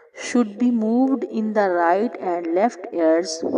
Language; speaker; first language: English; non-native, local second language; Urdu